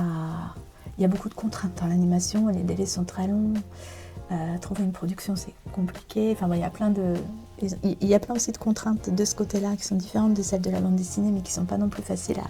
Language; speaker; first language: French; native; French